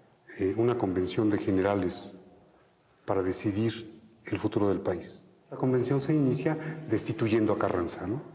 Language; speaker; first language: Spanish; native; Spanish